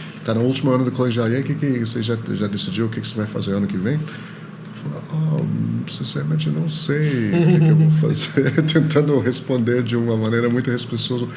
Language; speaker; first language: Portuguese; non-native, fluent; Chinese